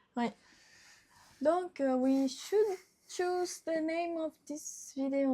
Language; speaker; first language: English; non-native, learner; Japanese